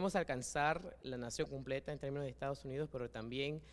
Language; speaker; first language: Spanish; early bilingual, heritage; Spanish